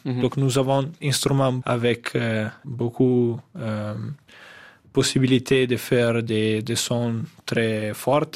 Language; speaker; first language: French; non-native, fluent; Italian